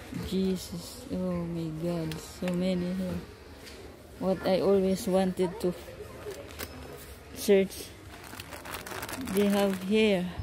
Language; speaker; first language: English; non-native, learner; Filipino